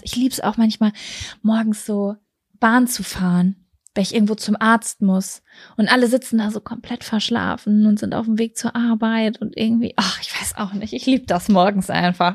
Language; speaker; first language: German; native; German